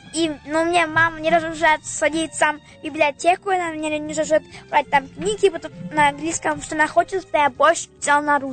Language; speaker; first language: Russian; early bilingual, heritage; Russian